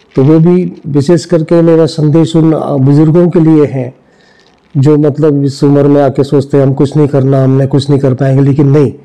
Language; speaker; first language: Hindi; native; Hindi